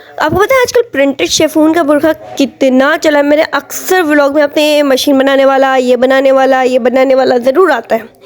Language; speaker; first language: Urdu; native; Urdu